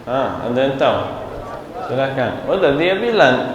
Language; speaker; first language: Indonesian; non-native, learner; Arabic